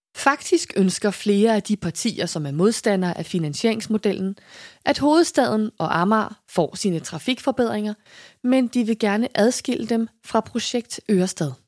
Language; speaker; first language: Danish; native; Danish